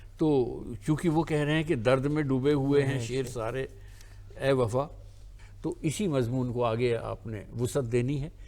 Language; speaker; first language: Urdu; native; Urdu